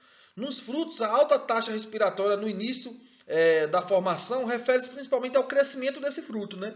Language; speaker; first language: Portuguese; native; Portuguese